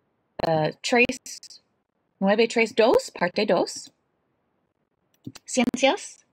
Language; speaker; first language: Spanish; non-native, learner; English